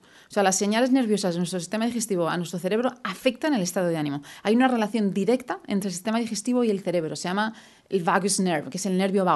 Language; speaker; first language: Spanish; native; Spanish